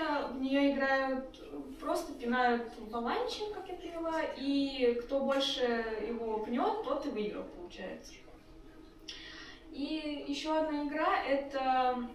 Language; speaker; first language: Russian; native; Russian